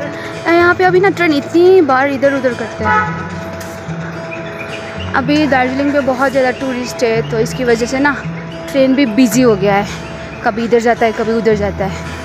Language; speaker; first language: Hindi; non-native, local second language; Nepali